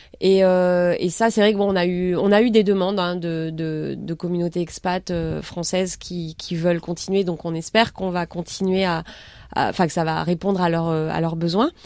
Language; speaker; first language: French; native; French